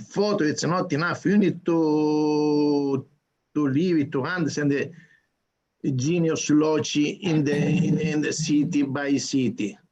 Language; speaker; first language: English; non-native, learner; Italian